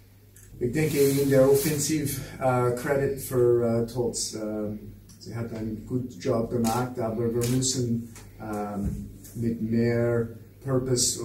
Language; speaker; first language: German; non-native, learner; English